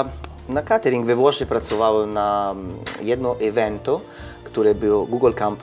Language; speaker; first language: Polish; non-native, learner; Italian